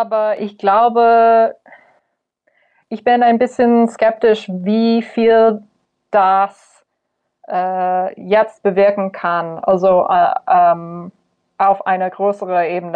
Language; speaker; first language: German; non-native, fluent; English